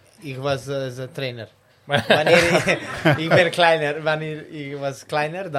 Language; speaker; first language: Dutch; non-native, learner; Serbian